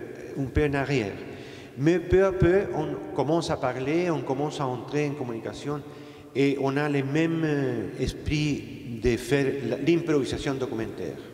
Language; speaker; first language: French; non-native, fluent; Spanish